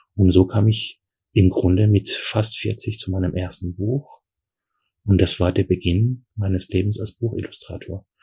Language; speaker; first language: German; non-native, fluent; Persian